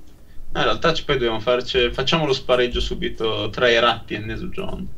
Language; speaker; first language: Italian; native; Italian